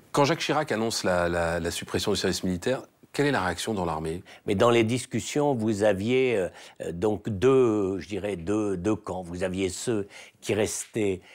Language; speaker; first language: French; native; French